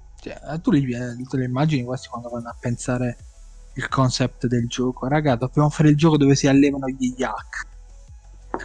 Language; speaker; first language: Italian; native; Italian